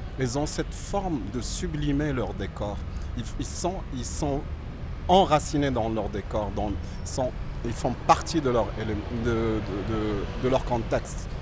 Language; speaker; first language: French; non-native, local second language; Berber languages